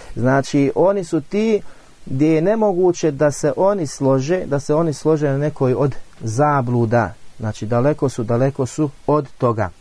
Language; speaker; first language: Bosnian; native; Bosnian